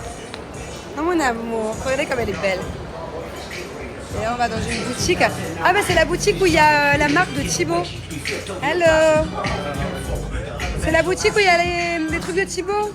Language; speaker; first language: French; native; French